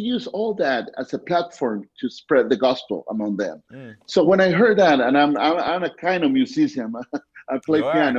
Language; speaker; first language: English; non-native, fluent; Spanish